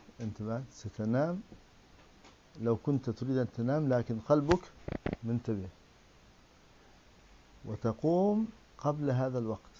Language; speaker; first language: Arabic; native; Arabic